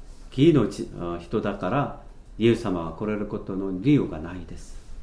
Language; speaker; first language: Japanese; non-native, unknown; Korean